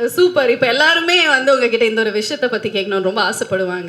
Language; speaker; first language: Tamil; native; Tamil